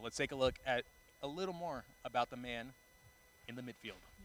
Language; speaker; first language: English; early bilingual, other home language; Spanish